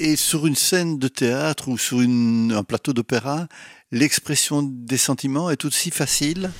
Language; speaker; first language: French; native; French